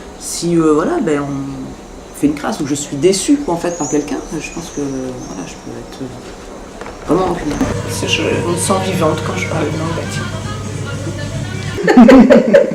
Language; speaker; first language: French; native; French